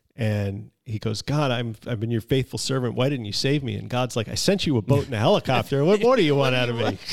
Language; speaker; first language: English; native; English